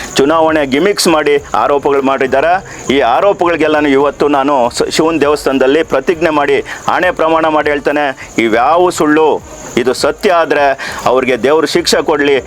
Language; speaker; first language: Kannada; native; Kannada